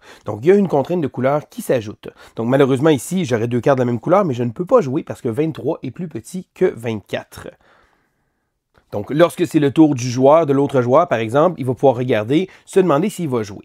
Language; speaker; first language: French; native; French